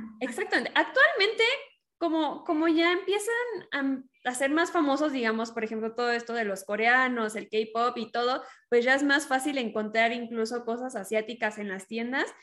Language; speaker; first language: Spanish; native; Spanish